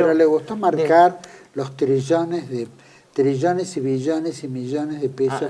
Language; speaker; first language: Spanish; native; Spanish